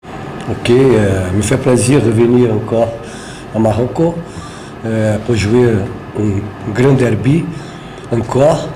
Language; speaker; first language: French; non-native, learner; Portuguese